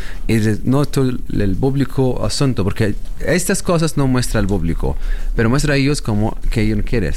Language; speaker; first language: Spanish; non-native, learner; Arabic